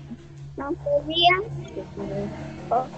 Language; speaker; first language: Spanish; native; Spanish